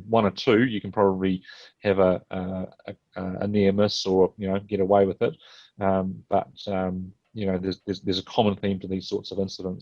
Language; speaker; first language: English; native; English